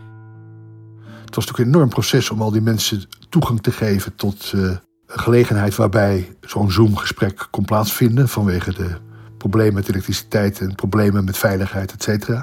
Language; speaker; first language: Dutch; native; Dutch